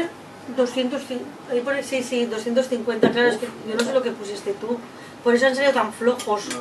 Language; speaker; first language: Spanish; native; Spanish